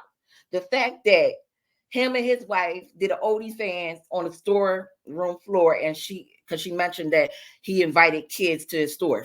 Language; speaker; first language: English; native; English